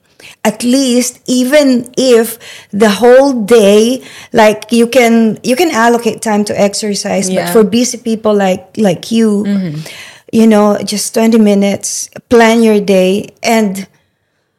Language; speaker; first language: English; non-native, local second language; Filipino